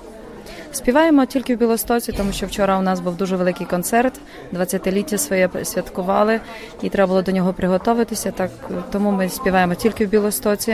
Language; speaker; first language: Ukrainian; early bilingual, heritage; Ukrainian